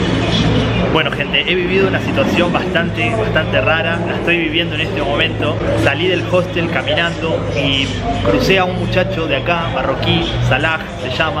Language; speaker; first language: Spanish; native; Spanish